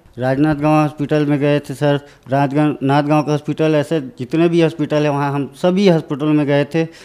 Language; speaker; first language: Hindi; native; Hindi